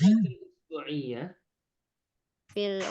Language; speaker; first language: Arabic; non-native, learner; Indonesian